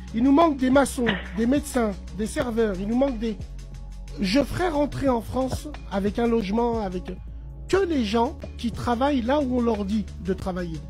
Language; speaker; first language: French; native; French